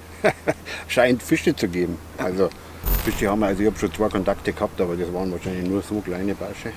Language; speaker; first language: German; native; German